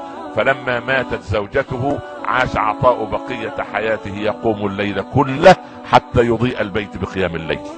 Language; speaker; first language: Arabic; native; Arabic